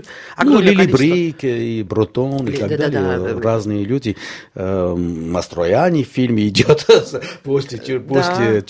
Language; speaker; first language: Russian; non-native, local second language; Armenian